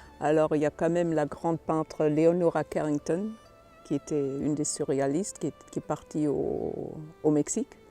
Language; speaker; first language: French; non-native, fluent; German